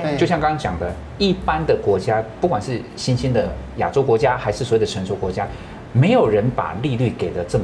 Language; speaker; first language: Chinese; native; Chinese